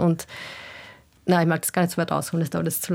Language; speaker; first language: German; native; German